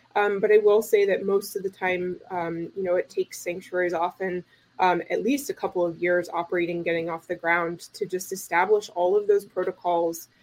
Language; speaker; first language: English; native; English